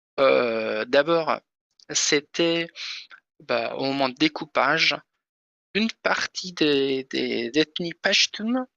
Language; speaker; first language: French; non-native, learner; Persian